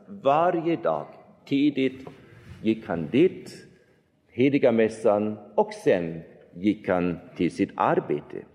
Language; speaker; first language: Swedish; non-native, fluent; German